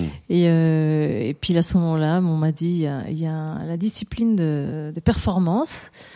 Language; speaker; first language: French; non-native, fluent; Spanish